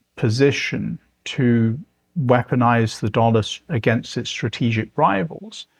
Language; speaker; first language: English; native; English